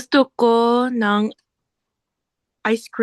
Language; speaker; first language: Filipino; non-native, learner; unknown